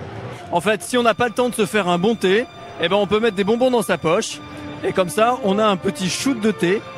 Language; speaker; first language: French; native; French